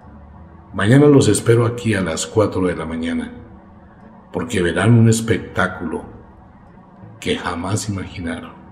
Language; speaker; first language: Spanish; native; Spanish